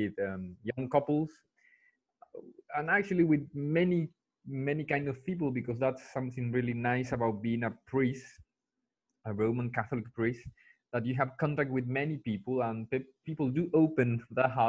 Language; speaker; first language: English; non-native, fluent; Spanish